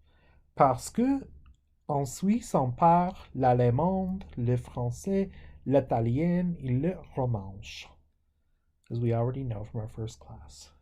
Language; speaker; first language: French; non-native, fluent; English